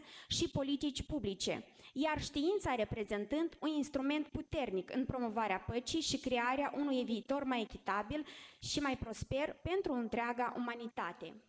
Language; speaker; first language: Romanian; native; Romanian